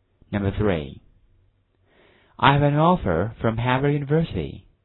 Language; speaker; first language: English; non-native, fluent; Chinese